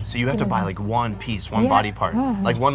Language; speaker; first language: English; native; English